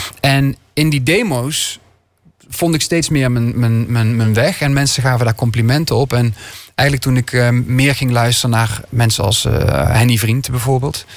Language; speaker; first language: Dutch; native; Dutch